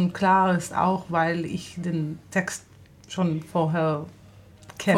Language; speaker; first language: German; non-native, fluent; Hebrew